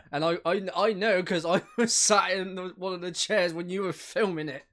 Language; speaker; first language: English; native; English